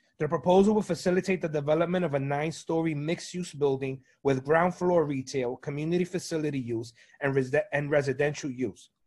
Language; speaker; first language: English; native; English